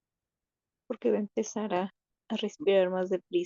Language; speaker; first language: Spanish; native; Spanish